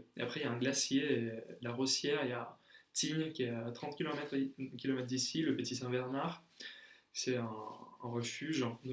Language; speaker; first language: French; non-native, fluent; Spanish